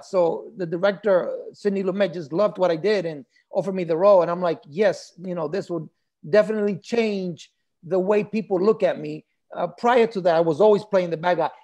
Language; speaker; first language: English; early bilingual, other home language; Spanish